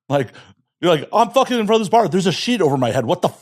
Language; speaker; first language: English; native; English